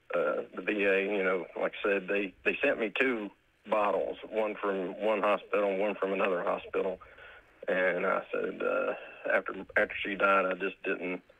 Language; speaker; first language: English; native; English